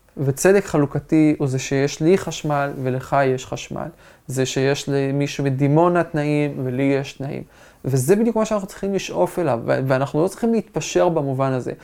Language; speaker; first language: Hebrew; non-native, local second language; Arabic